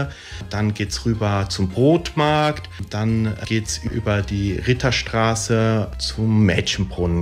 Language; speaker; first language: German; early bilingual, other home language; Italian